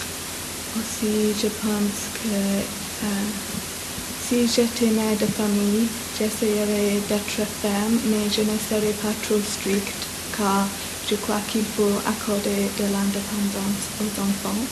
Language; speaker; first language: French; non-native, learner; English